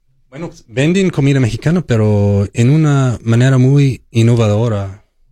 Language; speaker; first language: Spanish; non-native, fluent; English